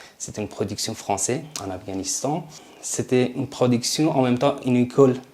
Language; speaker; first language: French; non-native, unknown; Persian